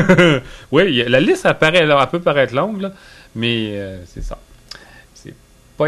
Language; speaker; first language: French; native; French